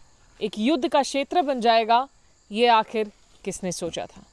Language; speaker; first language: Hindi; native; Hindi